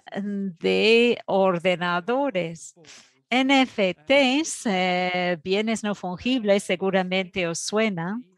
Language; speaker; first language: Spanish; non-native, fluent; Dutch